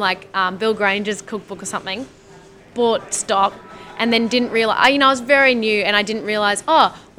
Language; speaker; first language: English; native; English